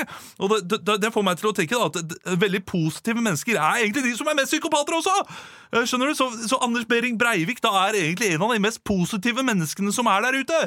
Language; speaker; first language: Norwegian; native; Norwegian